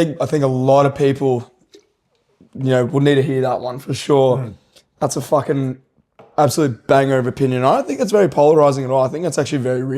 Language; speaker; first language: English; native; English